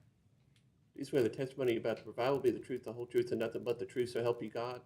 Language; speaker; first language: English; native; English